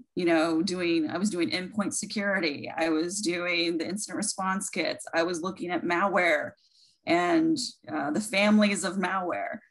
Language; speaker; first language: English; native; English